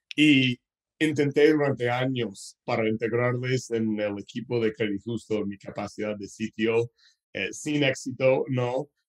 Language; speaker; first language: Spanish; non-native, fluent; English